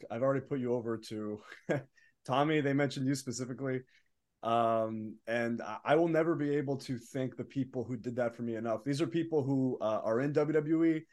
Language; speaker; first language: English; early bilingual, other home language; Arabic